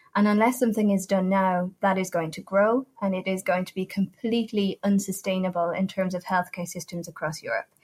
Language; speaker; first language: English; non-native, fluent; Italian